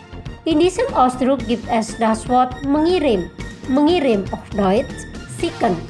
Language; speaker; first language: German; non-native, fluent; Indonesian